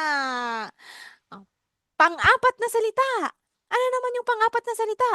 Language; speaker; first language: Filipino; native; Filipino